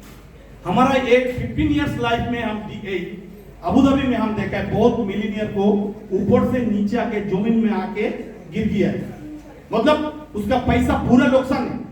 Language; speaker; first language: Hindi; non-native, local second language; Bangla